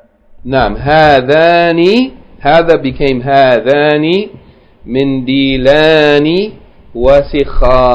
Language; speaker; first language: Arabic; non-native, fluent; English